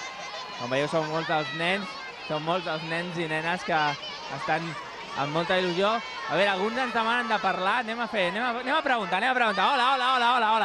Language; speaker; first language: Catalan; native; Catalan